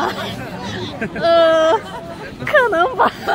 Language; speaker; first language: Chinese; non-native, learner; Turkish